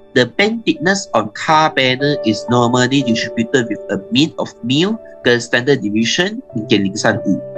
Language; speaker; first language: English; non-native, local second language; Chinese